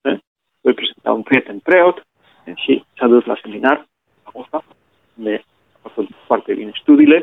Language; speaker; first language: Romanian; non-native, fluent; Spanish